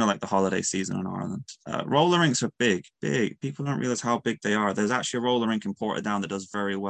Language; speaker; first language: English; native; English